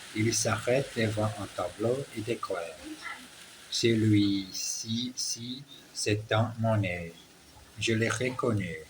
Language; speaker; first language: French; non-native, learner; Portuguese